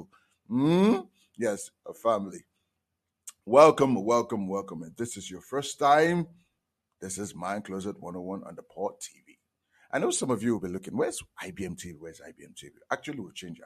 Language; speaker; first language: English; non-native, local second language; Igbo